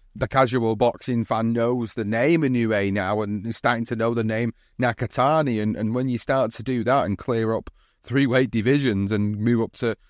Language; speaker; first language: English; native; English